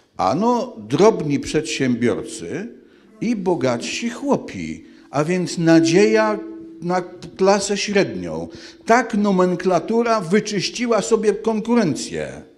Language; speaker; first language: Polish; native; Polish